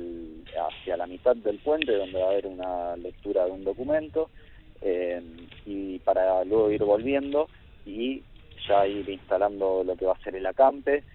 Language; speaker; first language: Spanish; native; Spanish